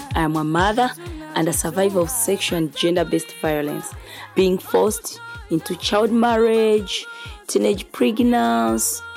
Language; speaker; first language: English; non-native, fluent; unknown